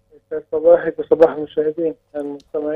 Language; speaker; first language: Arabic; native; Arabic